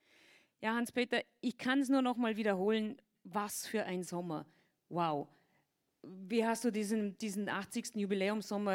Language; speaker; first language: German; native; German